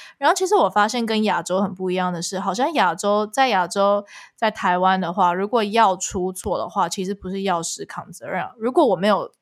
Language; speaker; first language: Chinese; early bilingual, heritage; Chinese